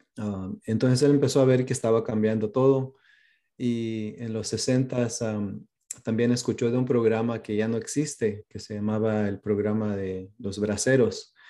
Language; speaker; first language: Spanish; early bilingual, heritage; Spanish